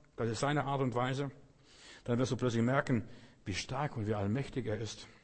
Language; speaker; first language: German; non-native, fluent; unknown